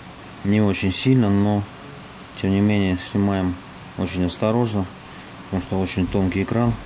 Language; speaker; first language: Russian; native; Russian